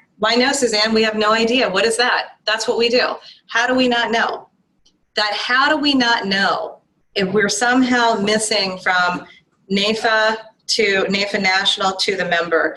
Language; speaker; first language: English; native; English